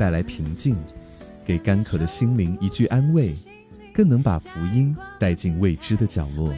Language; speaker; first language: Chinese; native; Chinese